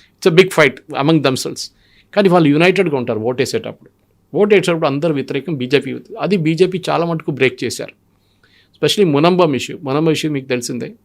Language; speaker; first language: Telugu; non-native, local second language; Malayalam